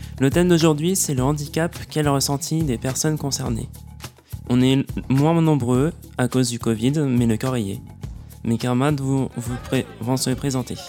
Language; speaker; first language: French; native; French